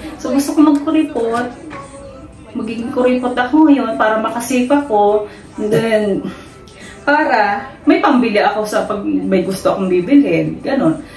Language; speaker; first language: Filipino; native; Filipino